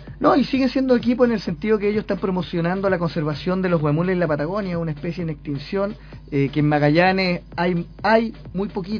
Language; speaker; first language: Spanish; native; Spanish